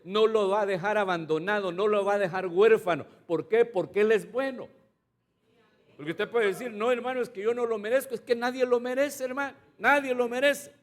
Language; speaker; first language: Spanish; native; Spanish